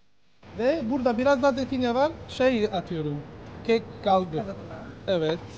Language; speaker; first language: Turkish; non-native, learner; Italian